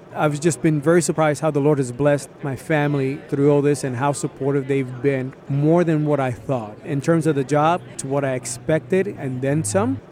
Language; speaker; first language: English; early bilingual, other home language; Spanish